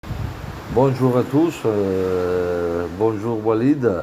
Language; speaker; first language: French; non-native, fluent; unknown